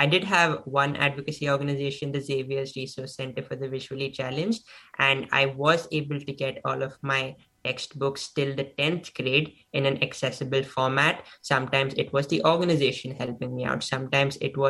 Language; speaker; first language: English; non-native, local second language; Hindi